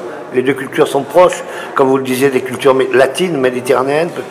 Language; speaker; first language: French; native; French